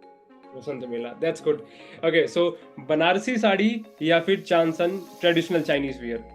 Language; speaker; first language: Hindi; native; Hindi